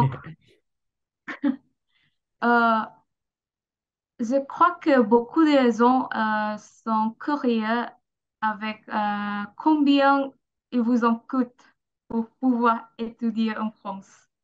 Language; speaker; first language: French; non-native, learner; Indonesian